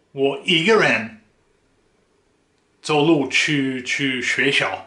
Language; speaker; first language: Chinese; non-native, fluent; Dutch